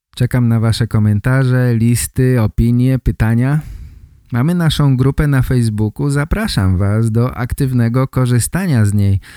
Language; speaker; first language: Polish; native; Polish